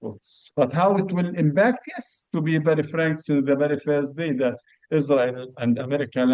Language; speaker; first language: English; non-native, fluent; Arabic